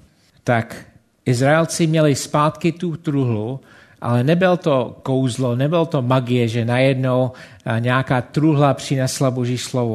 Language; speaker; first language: Czech; non-native, fluent; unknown